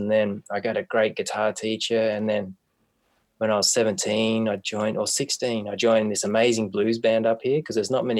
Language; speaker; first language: English; native; English